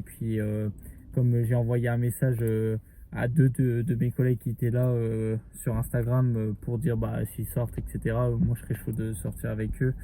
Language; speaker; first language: French; native; French